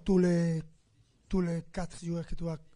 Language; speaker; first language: French; non-native, fluent; Spanish